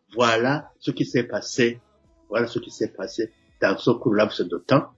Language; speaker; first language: French; non-native, local second language; Rundi